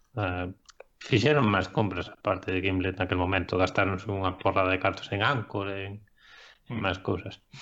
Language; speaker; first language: Galician; non-native, local second language; Spanish